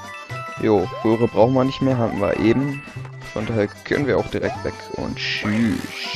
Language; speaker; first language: German; native; German